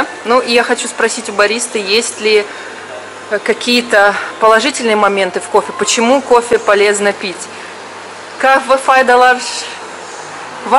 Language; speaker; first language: Russian; native; Russian